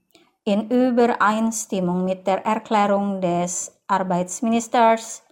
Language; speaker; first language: German; non-native, fluent; Indonesian